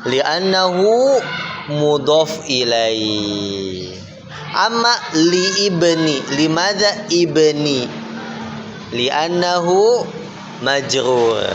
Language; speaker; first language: Arabic; non-native, fluent; Indonesian